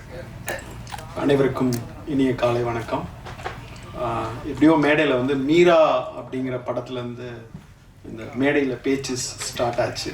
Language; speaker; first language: Tamil; native; Tamil